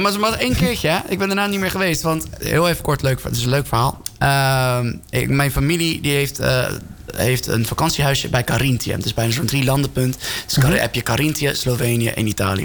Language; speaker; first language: Dutch; native; Dutch